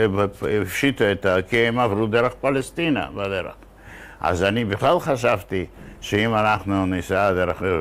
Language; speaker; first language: Hebrew; non-native, fluent; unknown